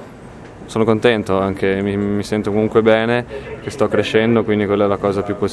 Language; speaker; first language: Italian; non-native, local second language; German